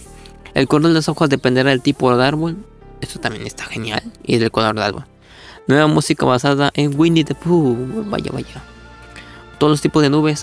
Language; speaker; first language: Spanish; native; Spanish